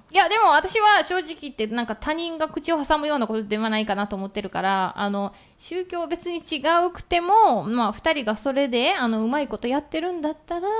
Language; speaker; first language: Japanese; early bilingual, other home language; Russian